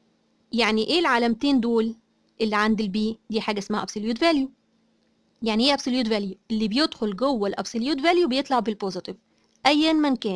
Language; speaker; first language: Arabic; native; Arabic